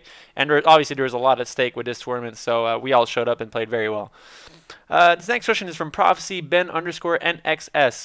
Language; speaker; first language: English; native; English